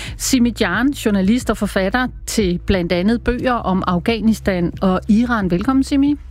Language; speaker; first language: Danish; native; Danish